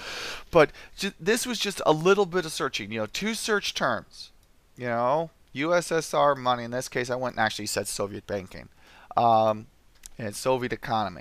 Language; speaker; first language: English; native; English